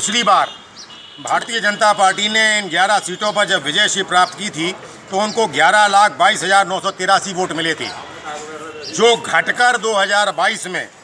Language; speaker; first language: Hindi; native; Hindi